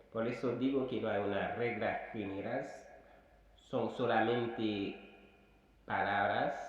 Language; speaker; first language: Spanish; non-native, fluent; Haitian Creole